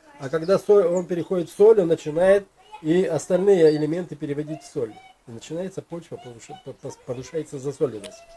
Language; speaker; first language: Russian; native; Russian